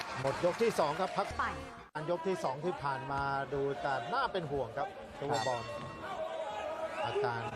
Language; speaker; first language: Thai; native; Thai